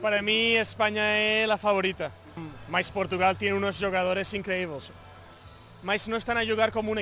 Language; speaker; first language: Portuguese; non-native, learner; Spanish